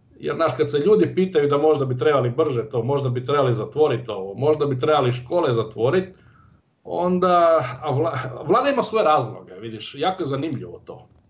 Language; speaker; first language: Croatian; native; Croatian